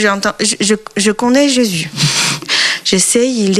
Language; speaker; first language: French; non-native, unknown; Chinese